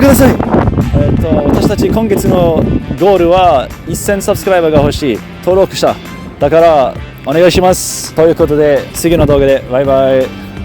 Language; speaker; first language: Japanese; non-native, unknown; English